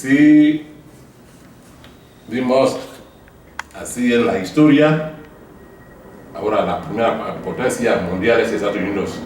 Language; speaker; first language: Spanish; non-native, fluent; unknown